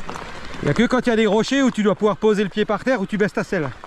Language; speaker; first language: French; native; French